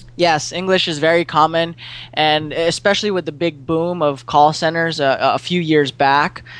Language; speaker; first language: English; non-native, local second language; Filipino